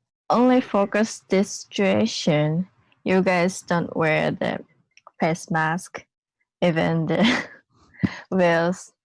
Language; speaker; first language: English; non-native, learner; Japanese